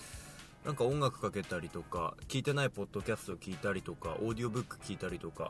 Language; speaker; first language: Japanese; native; Japanese